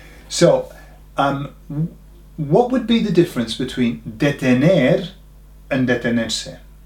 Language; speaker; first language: English; native; English